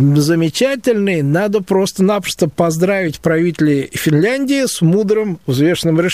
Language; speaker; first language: Russian; native; Russian